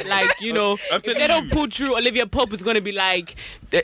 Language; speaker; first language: English; native; English